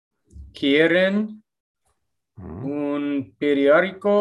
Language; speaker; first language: Spanish; non-native, learner; English